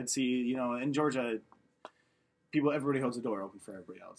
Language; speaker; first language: English; native; English